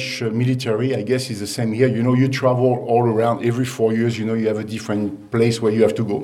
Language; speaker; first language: English; non-native, fluent; French